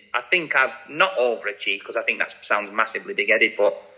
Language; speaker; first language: English; native; English